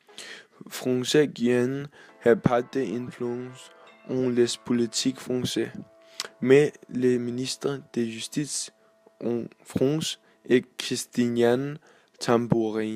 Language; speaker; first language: French; non-native, learner; Danish